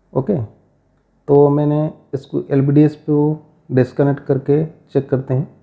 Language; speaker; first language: Hindi; non-native, local second language; Odia